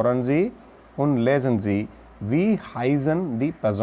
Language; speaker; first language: German; non-native, learner; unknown